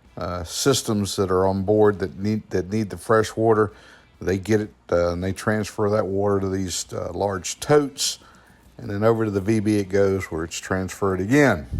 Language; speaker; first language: English; native; English